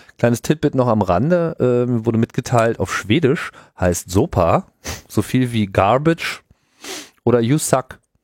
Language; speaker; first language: German; native; German